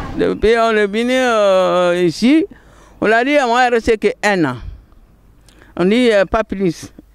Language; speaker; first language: French; non-native, local second language; Mandingo